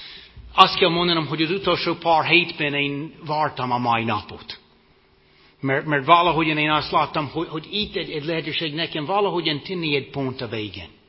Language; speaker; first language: Hungarian; non-native, fluent; English